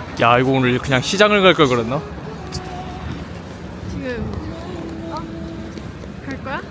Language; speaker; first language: Korean; native; Korean